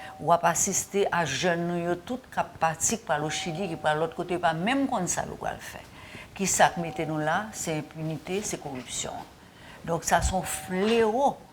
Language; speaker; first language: Haitian Creole; native; Haitian Creole